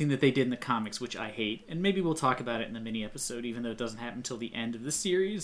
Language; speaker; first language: English; native; English